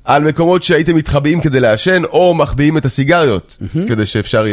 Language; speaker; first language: Hebrew; native; Hebrew